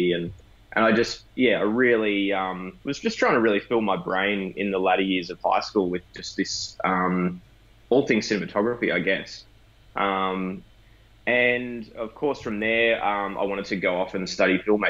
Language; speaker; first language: English; native; English